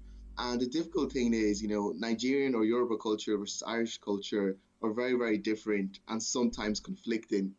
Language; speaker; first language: English; native; English